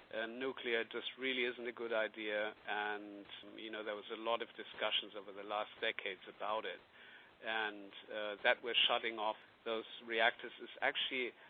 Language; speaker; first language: English; non-native, fluent; German